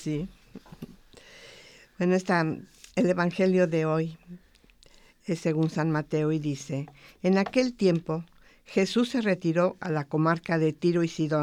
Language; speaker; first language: Spanish; native; Spanish